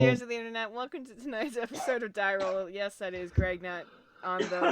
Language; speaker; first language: English; native; English